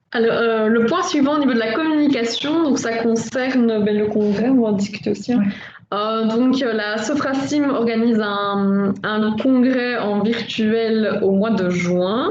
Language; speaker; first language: French; native; French